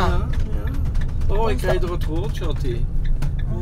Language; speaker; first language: Dutch; native; Dutch